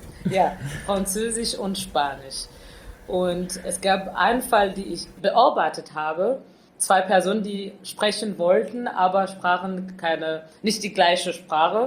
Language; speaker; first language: German; non-native, fluent; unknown